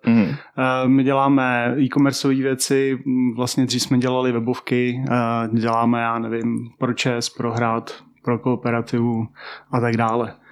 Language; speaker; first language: Czech; native; Czech